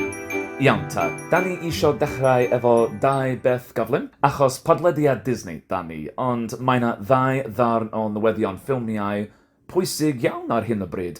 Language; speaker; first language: Welsh; non-native, fluent; English